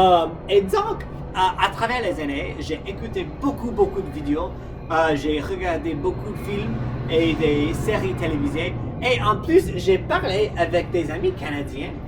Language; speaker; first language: French; non-native, fluent; English